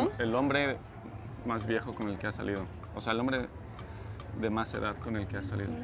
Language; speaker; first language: Spanish; native; Spanish